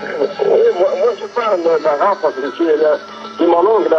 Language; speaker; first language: French; non-native, local second language; Arabic